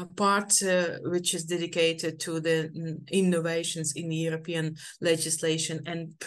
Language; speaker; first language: English; non-native, fluent; Ukrainian